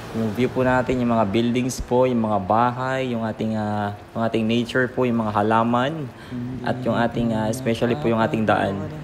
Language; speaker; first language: Filipino; native; Filipino